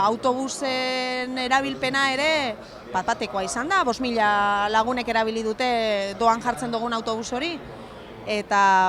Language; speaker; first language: Basque; native; Basque